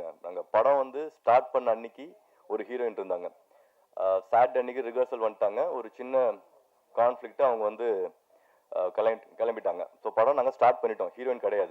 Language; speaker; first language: Tamil; native; Tamil